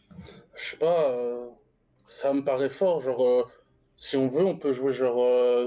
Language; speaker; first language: French; native; French